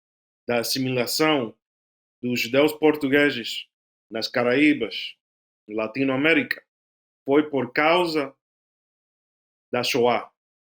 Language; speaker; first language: Portuguese; non-native, fluent; Spanish